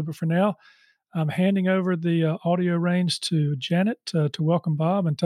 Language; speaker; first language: English; native; English